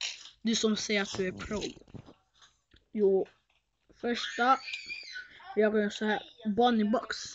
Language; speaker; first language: Swedish; early bilingual, other home language; French